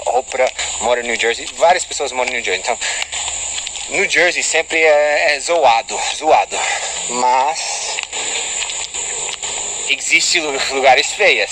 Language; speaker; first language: Portuguese; non-native, fluent; English